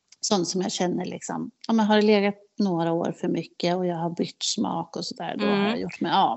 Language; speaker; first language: Swedish; native; Swedish